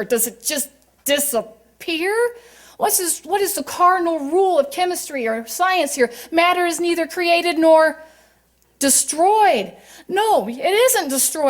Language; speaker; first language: English; native; English